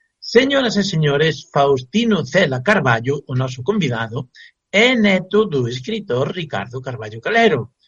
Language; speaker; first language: Galician; native; Galician